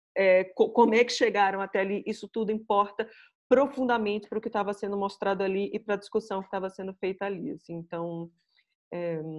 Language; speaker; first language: Portuguese; native; Portuguese